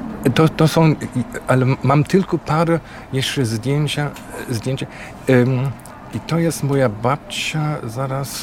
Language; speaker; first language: Polish; non-native, learner; German